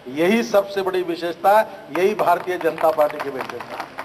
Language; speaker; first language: Hindi; non-native, local second language; Marathi